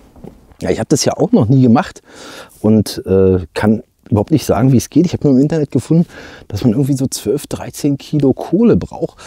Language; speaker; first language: German; native; German